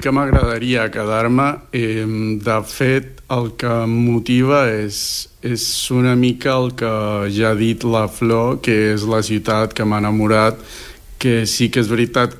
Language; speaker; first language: Catalan; non-native, fluent; Spanish